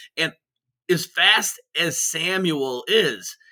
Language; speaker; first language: English; native; English